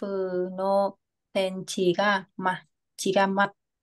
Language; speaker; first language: Japanese; non-native, learner; Vietnamese